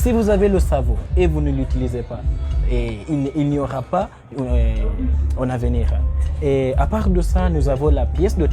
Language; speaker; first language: French; non-native, learner; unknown